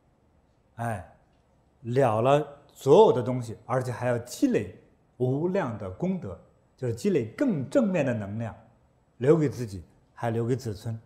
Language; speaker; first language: Chinese; native; Chinese